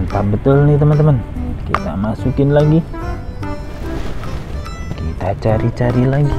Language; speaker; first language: Indonesian; native; Indonesian